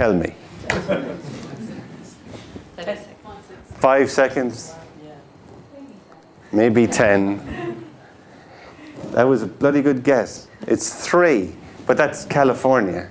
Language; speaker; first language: English; native; English